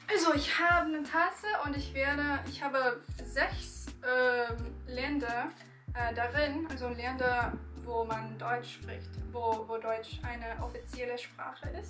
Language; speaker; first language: German; non-native, learner; English